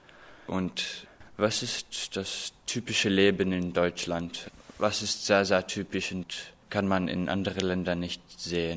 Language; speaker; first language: German; non-native, fluent; English